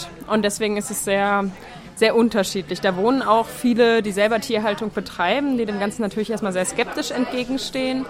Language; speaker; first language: German; native; German